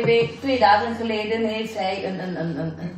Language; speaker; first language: Dutch; non-native, fluent; Indonesian